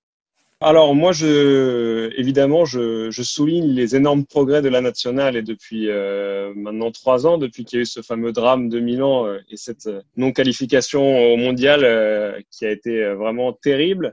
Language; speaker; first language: French; native; French